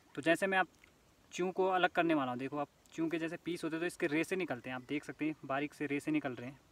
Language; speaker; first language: Hindi; native; Hindi